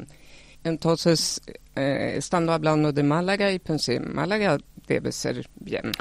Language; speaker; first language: Spanish; non-native, fluent; Swedish